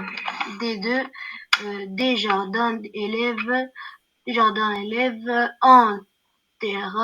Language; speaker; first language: French; non-native, learner; Arabic